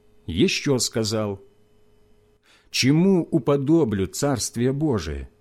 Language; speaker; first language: Russian; native; Russian